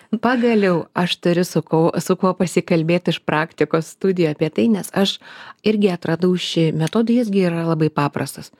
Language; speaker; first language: Lithuanian; non-native, local second language; Russian